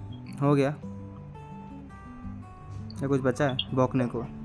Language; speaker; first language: Hindi; native; Hindi